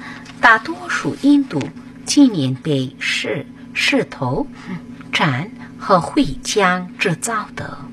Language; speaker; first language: Chinese; non-native, fluent; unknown